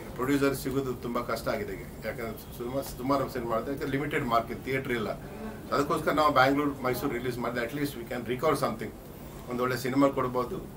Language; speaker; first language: Kannada; non-native, local second language; Tulu